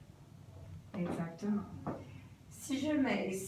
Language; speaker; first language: French; non-native, fluent; Portuguese